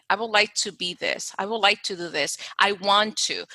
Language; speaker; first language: English; non-native, fluent; Spanish